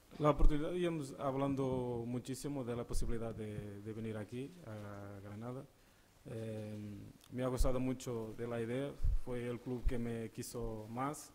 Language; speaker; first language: Spanish; non-native, learner; Portuguese